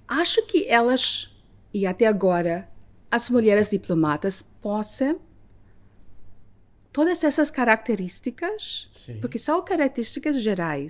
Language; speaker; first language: Portuguese; non-native, fluent; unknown